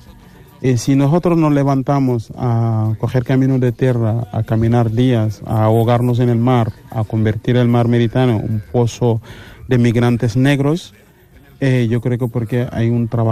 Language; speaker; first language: Spanish; non-native, fluent; Wolof